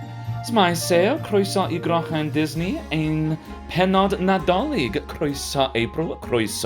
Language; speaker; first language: Welsh; non-native, learner; English